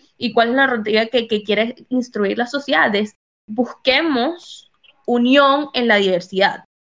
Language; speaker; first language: Spanish; early bilingual, heritage; Spanish